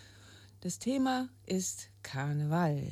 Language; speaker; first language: German; native; German